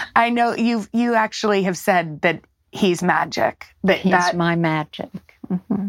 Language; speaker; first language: English; native; English